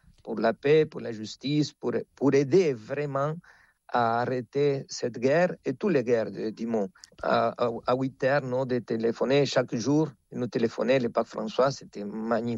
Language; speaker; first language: French; non-native, fluent; Spanish